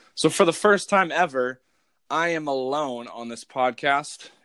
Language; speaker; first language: English; native; English